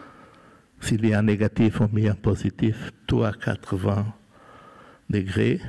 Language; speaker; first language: French; non-native, fluent; Portuguese